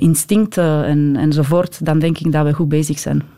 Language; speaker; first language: Dutch; non-native, fluent; Romanian